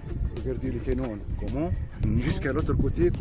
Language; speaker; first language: French; non-native, local second language; Arabic